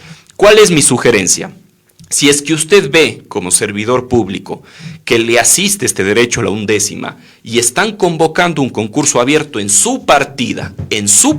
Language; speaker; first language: Spanish; native; Spanish